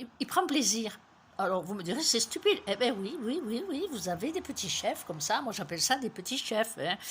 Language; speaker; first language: French; native; French